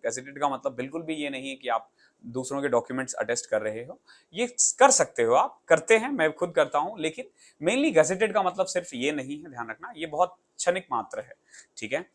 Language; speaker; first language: Hindi; native; Hindi